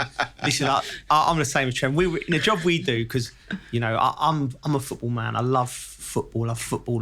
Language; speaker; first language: English; native; English